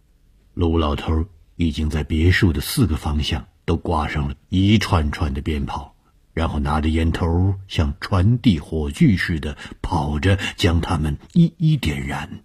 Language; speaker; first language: Chinese; native; Chinese